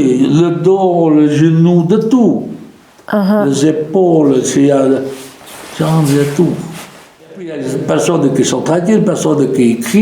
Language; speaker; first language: French; non-native, local second language; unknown